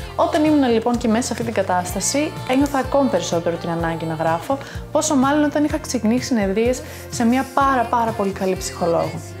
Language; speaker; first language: Greek; early bilingual, heritage; Greek